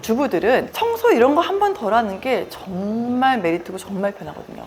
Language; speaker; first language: Korean; native; Korean